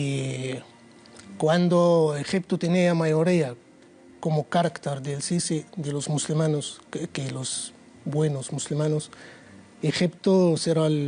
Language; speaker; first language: Spanish; non-native, learner; Arabic